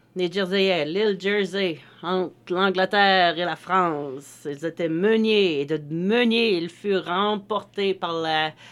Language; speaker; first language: French; native; French